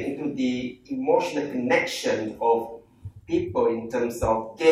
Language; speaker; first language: English; non-native, local second language; Malay